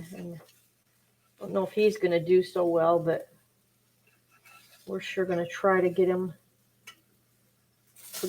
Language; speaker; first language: English; native; English